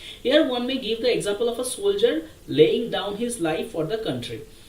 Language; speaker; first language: English; non-native, local second language; Bangla